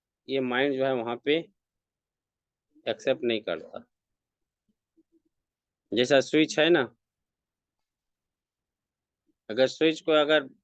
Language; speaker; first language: Hindi; native; Hindi